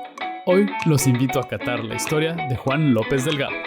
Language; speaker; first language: Spanish; native; Spanish